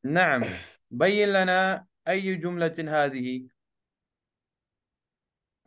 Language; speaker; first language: Arabic; non-native, fluent; Urdu